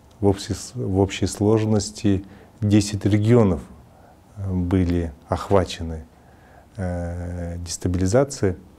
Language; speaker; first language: Russian; non-native, local second language; Kazakh